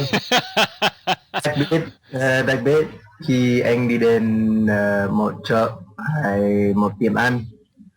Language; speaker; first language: Vietnamese; non-native, learner; English